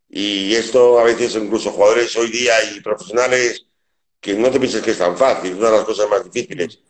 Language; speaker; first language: Spanish; native; Spanish